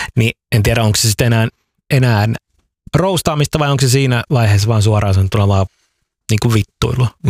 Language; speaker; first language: Finnish; early bilingual, other home language; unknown